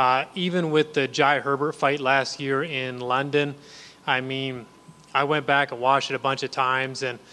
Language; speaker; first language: English; native; English